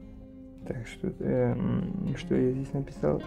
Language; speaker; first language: Russian; non-native, local second language; Kazakh